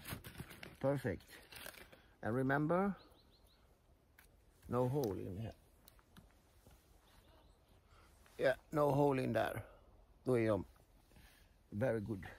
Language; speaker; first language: English; non-native, learner; Swedish